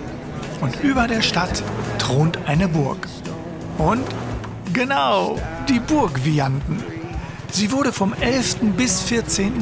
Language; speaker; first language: German; native; German